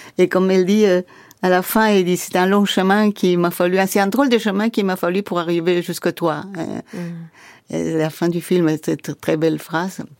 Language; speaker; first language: French; non-native, fluent; Spanish